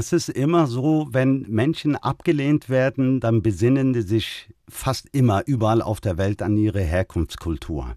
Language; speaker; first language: German; early bilingual, other home language; Turkish